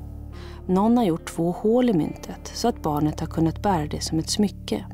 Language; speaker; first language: Swedish; native; Swedish